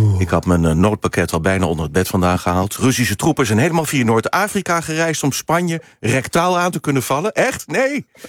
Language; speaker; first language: Dutch; native; Dutch